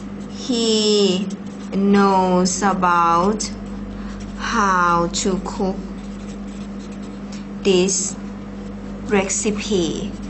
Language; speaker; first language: English; non-native, fluent; Thai